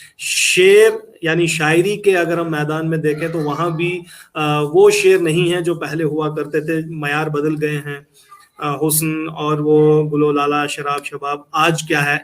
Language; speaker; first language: Urdu; native; Urdu